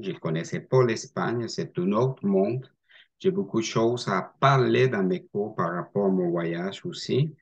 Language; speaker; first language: French; non-native, fluent; Spanish